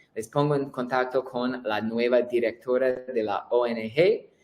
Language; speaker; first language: Spanish; non-native, fluent; English